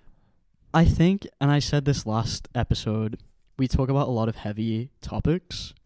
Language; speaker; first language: English; native; English